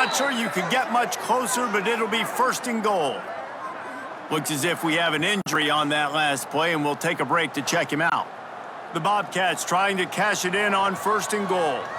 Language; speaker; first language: English; native; English